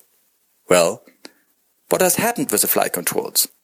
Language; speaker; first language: English; non-native, fluent; German